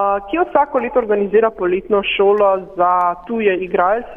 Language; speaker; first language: Slovenian; native; Slovenian